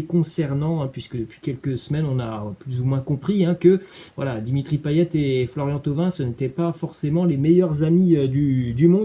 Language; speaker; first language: French; native; French